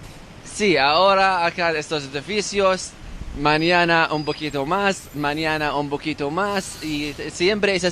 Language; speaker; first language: Spanish; non-native, learner; Arabic